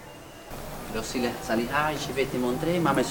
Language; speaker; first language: French; non-native, fluent; Spanish